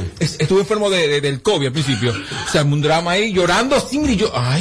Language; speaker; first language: Spanish; native; Spanish